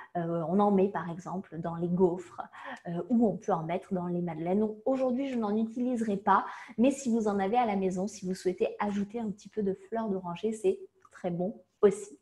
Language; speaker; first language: French; native; French